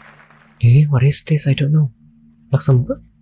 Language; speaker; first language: English; non-native, learner; Indonesian